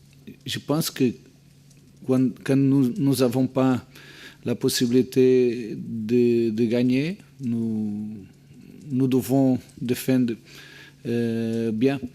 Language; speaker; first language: French; non-native, learner; Portuguese